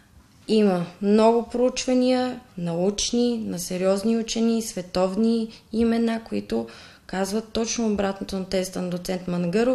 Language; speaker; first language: Bulgarian; native; Bulgarian